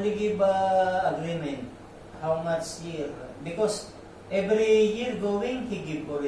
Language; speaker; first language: English; non-native, learner; Filipino